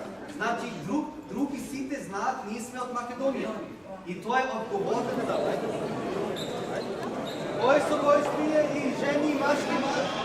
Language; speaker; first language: Macedonian; non-native, learner; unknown